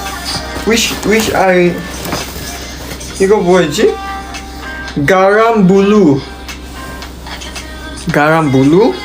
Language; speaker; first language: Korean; non-native, fluent; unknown